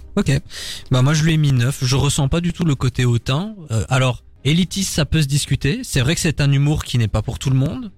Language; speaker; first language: French; native; French